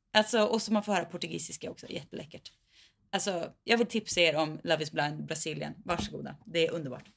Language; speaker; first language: Swedish; native; Swedish